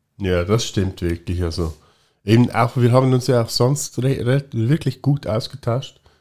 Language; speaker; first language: German; native; German